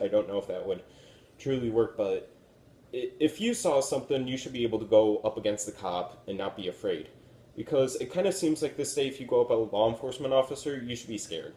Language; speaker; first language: English; native; English